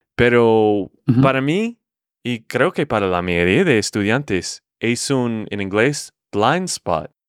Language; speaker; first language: Spanish; non-native, learner; English